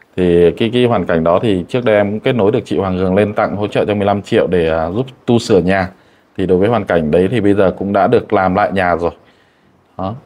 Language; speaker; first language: Vietnamese; non-native, local second language; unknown